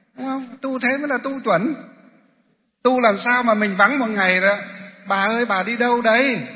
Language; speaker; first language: Vietnamese; native; Vietnamese